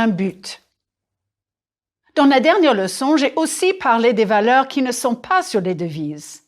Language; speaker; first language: French; non-native, fluent; English